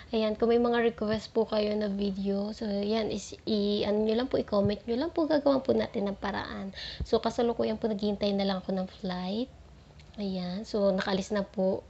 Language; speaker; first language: Filipino; native; Filipino